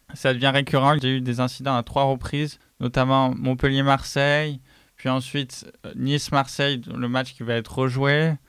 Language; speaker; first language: French; native; French